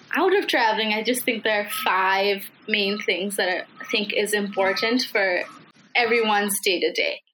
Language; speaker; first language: English; non-native, local second language; Nepali